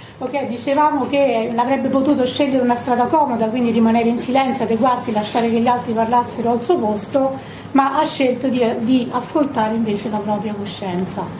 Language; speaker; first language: Italian; native; Italian